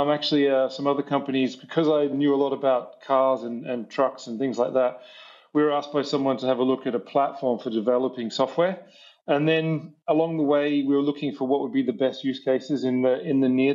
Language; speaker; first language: English; native; English